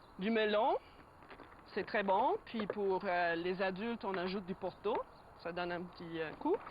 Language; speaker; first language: French; non-native, fluent; Italian